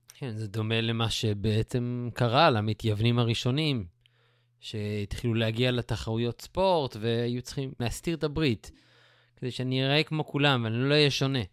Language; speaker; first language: Hebrew; native; Hebrew